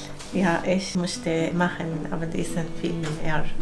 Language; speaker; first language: German; non-native, learner; Arabic